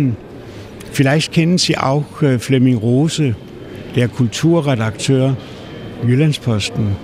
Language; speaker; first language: German; non-native, fluent; Danish